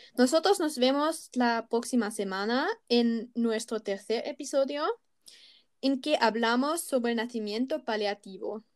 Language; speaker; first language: Spanish; non-native, learner; German